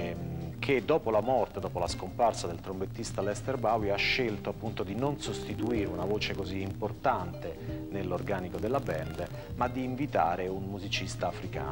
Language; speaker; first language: Italian; native; Italian